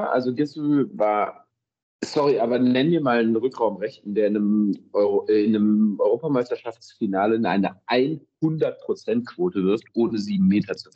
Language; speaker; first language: German; native; German